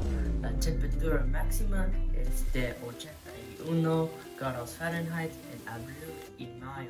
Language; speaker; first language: Spanish; non-native, learner; English